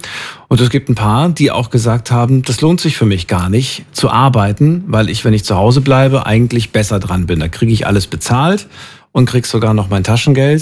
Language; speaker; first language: German; native; German